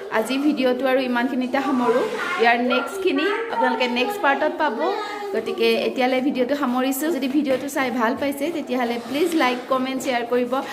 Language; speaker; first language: Assamese; native; Assamese